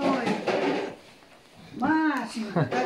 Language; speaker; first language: Russian; native; Russian